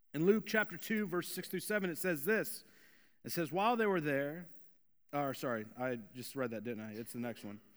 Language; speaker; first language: English; native; English